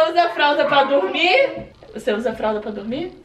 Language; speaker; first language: Portuguese; native; Portuguese